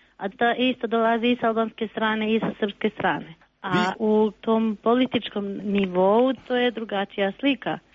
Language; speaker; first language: Serbian; non-native, local second language; Albanian